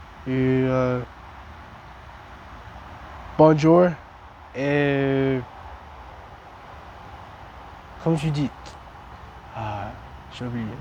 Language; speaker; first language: French; non-native, learner; English